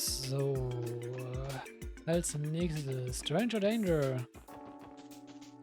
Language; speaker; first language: German; native; German